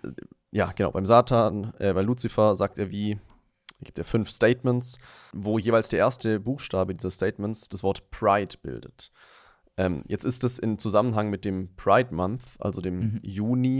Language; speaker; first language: German; native; German